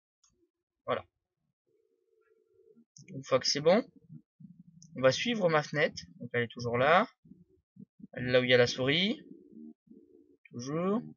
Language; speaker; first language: French; native; French